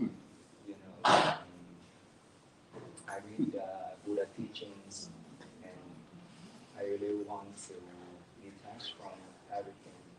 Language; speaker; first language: English; non-native, learner; Vietnamese